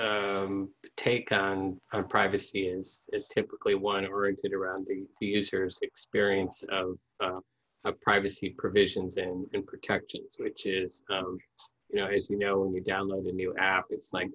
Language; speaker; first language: English; native; English